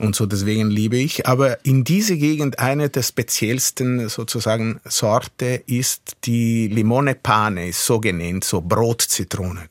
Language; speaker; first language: German; non-native, fluent; Italian